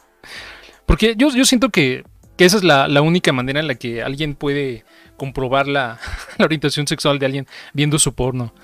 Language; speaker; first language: Spanish; native; Spanish